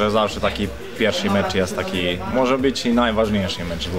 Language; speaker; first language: Polish; non-native, learner; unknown